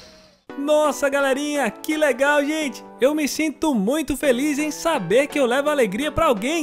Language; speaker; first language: Portuguese; native; Portuguese